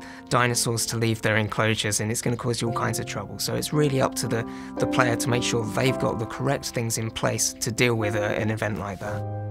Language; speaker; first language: English; native; English